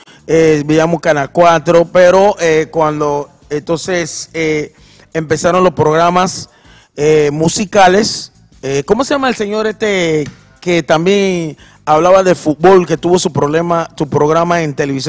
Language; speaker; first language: Spanish; non-native, local second language; English